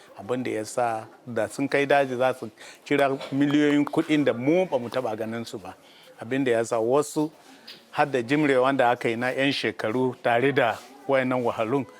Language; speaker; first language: Hausa; non-native, local second language; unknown